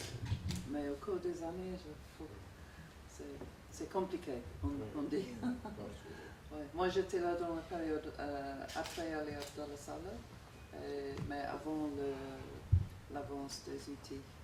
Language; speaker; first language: French; non-native, fluent; English